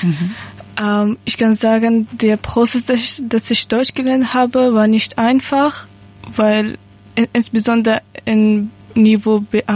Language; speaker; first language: German; non-native, learner; Persian